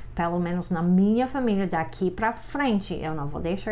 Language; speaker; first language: Portuguese; non-native, fluent; English